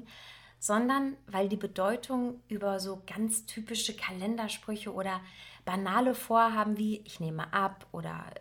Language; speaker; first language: German; native; German